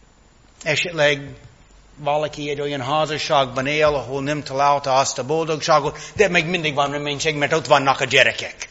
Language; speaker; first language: Hungarian; non-native, fluent; English